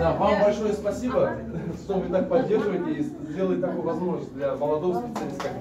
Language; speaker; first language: Russian; non-native, local second language; Kazakh